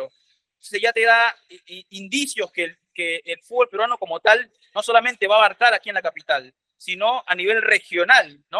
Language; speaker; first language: Spanish; native; Spanish